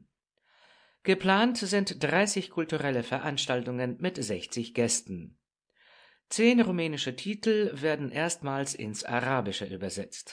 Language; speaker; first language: German; non-native, fluent; Romanian